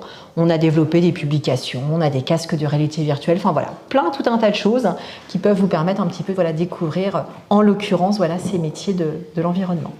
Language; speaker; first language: French; native; French